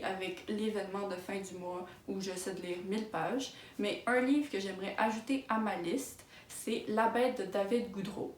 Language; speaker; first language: French; native; French